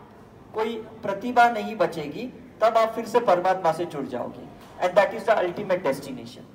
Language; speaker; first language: Hindi; native; Hindi